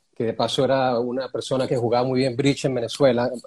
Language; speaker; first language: Spanish; native; Spanish